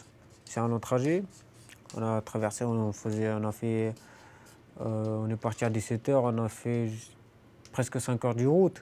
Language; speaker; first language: French; non-native, fluent; Romanian